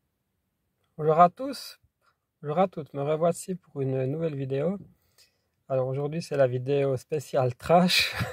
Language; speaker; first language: French; native; French